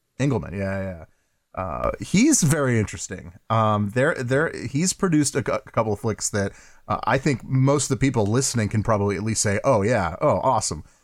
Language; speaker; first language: English; native; English